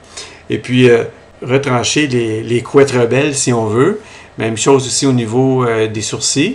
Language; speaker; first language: French; native; French